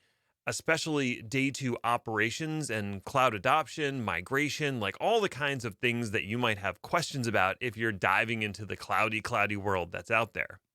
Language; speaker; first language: English; native; English